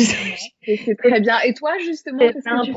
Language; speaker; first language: French; native; French